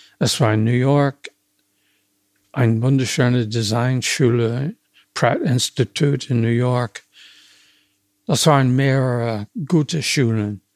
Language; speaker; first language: German; non-native, fluent; English